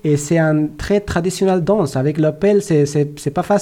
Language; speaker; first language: French; non-native, learner; Persian